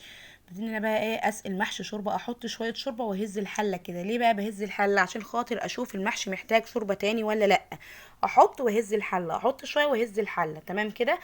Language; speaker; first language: Arabic; native; Arabic